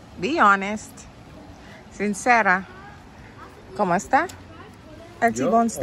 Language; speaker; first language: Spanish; non-native, fluent; English